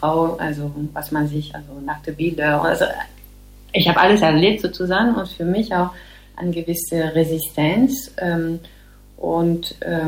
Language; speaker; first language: German; non-native, fluent; French